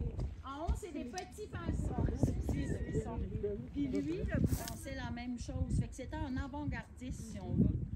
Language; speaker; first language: French; native; French